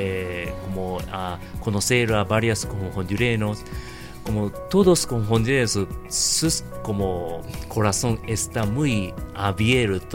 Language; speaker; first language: Spanish; non-native, learner; Japanese